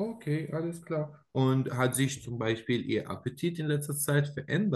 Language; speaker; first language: German; non-native, learner; Arabic